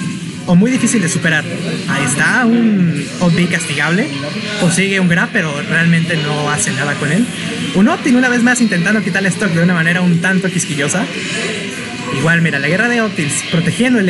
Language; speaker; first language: Spanish; native; Spanish